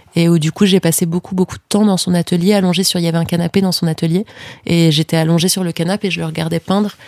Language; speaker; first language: French; native; French